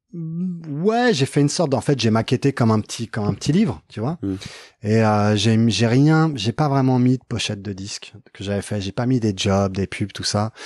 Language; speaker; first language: French; native; French